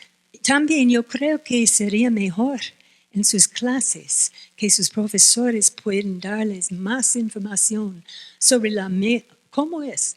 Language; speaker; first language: Spanish; non-native, fluent; English